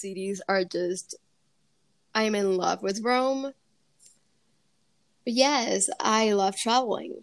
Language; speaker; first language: English; non-native, fluent; Spanish